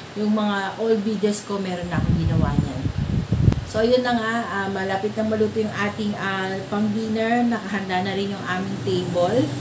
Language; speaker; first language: Filipino; native; Filipino